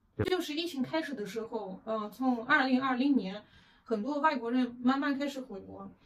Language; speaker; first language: Chinese; non-native, fluent; Russian